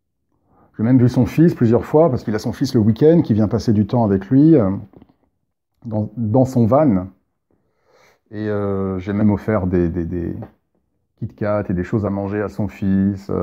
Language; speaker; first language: French; native; French